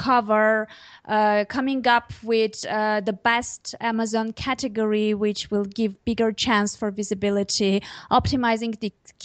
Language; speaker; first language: English; non-native, fluent; Armenian